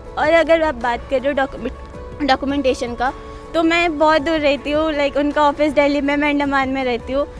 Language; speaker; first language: Hindi; non-native, local second language; Bangla